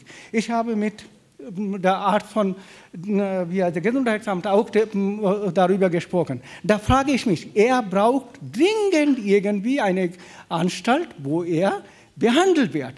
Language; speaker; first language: German; non-native, fluent; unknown